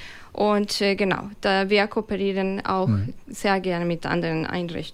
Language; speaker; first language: German; non-native, fluent; Spanish